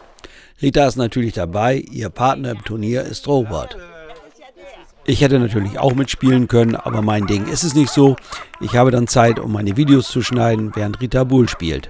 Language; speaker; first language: German; native; German